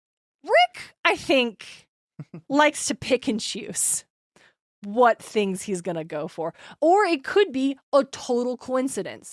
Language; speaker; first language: English; native; English